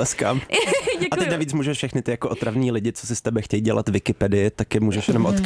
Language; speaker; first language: Czech; native; Czech